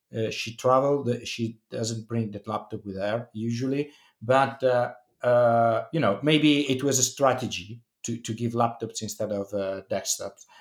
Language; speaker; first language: English; non-native, fluent; Italian